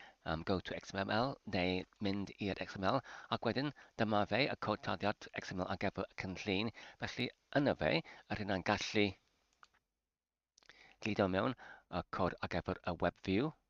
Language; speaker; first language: Welsh; non-native, learner; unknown